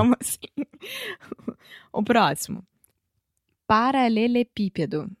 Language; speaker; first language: Portuguese; non-native, fluent; English